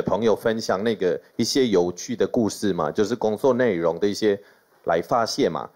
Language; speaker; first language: Chinese; non-native, fluent; Spanish